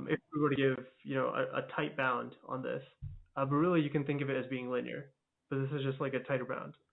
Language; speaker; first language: English; native; English